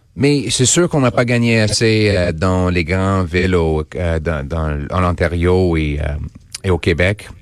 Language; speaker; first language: French; non-native, local second language; English